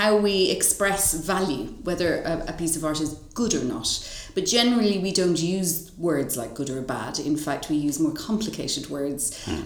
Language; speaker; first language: English; native; English